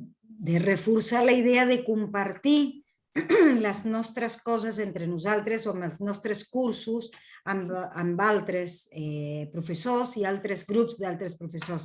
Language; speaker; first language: Catalan; non-native, fluent; Spanish